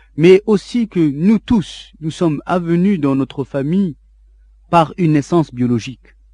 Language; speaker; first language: French; non-native, local second language; Arabic